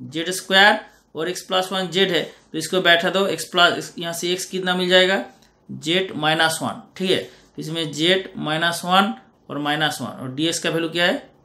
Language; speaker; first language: Hindi; non-native, local second language; Bangla